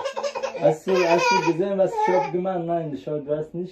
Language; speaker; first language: German; non-native, learner; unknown